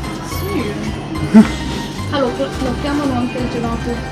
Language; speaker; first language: Italian; non-native, learner; Chinese